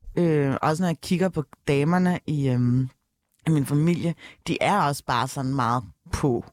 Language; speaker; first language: Danish; early bilingual, other home language; Turkish